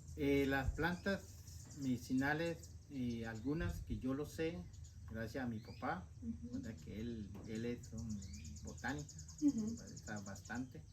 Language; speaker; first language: Spanish; non-native, local second language; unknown